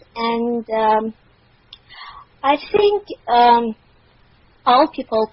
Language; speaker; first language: English; non-native, learner; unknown